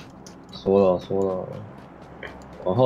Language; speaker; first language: Chinese; native; Chinese